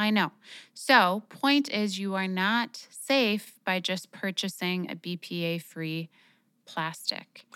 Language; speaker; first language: English; native; English